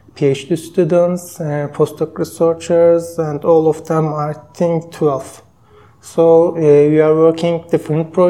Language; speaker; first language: English; non-native, learner; Turkish